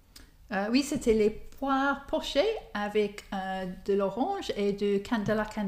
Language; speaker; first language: French; non-native, fluent; English